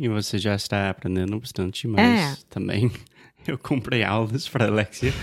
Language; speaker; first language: Portuguese; non-native, fluent; English